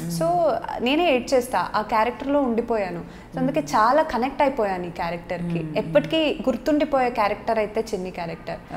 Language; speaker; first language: Telugu; non-native, local second language; Kannada